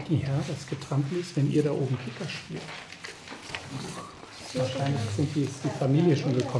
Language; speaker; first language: German; native; German